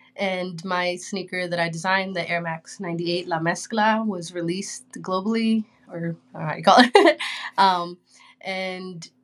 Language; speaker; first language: English; early bilingual, other home language; Spanish